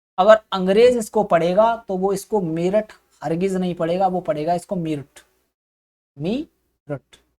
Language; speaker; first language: Hindi; native; Hindi